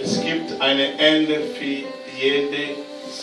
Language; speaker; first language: German; non-native, learner; Romanian